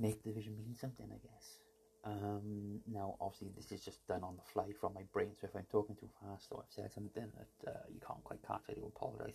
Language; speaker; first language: English; native; English